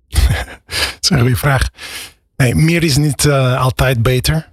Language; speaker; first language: Dutch; non-native, fluent; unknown